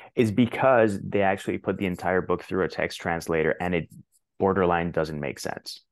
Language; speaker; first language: English; non-native, fluent; Spanish